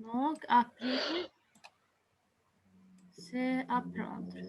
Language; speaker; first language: French; non-native, fluent; Arabic